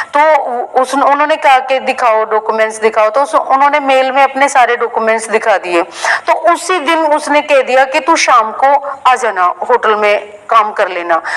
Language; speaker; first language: Hindi; native; Hindi